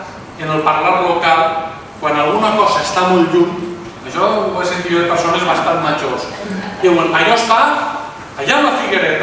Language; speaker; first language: Catalan; native; Catalan